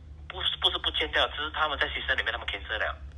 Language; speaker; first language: Chinese; native; Chinese